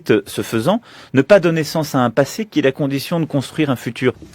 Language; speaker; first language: French; native; French